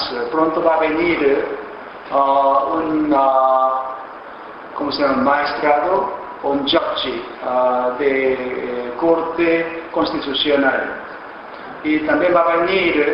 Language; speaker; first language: Spanish; non-native, fluent; Korean